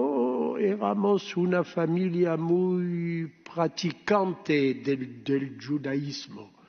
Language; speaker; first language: Spanish; early bilingual, heritage; Ladino